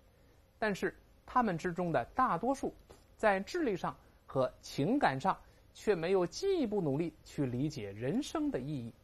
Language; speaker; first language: Chinese; native; Chinese